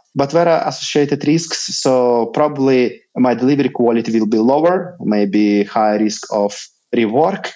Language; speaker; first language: English; non-native, fluent; Lithuanian